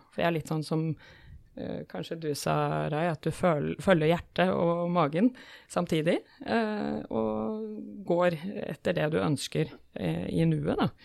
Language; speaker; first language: Norwegian; native; Norwegian